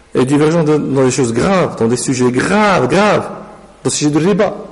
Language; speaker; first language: French; non-native, local second language; Arabic